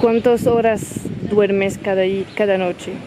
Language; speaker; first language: Spanish; non-native, learner; French